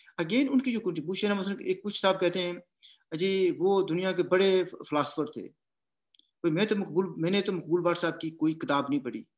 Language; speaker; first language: Urdu; non-native, local second language; Pahari-Potwari